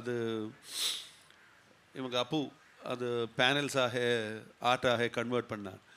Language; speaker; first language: Tamil; non-native, learner; Malayalam